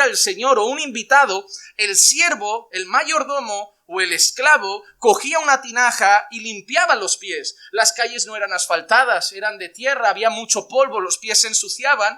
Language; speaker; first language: Spanish; native; Spanish